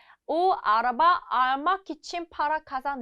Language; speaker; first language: Turkish; non-native, fluent; Korean